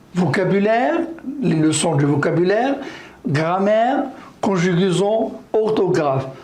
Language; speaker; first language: French; non-native, local second language; Arabic